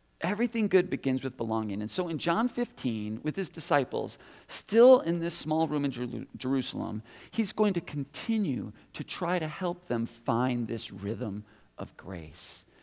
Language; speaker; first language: English; native; English